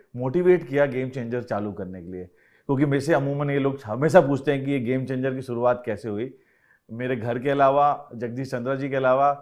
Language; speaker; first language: Hindi; native; Hindi